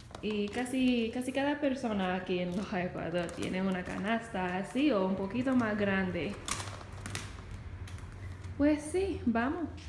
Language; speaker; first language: Spanish; non-native, fluent; English